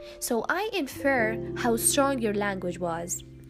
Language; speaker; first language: English; non-native, fluent; Arabic